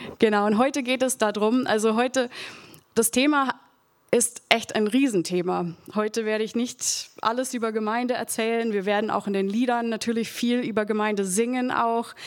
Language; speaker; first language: German; non-native, fluent; English